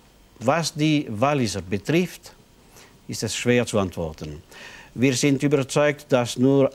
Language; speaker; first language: German; non-native, local second language; French